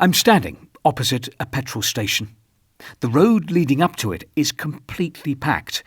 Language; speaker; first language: English; native; English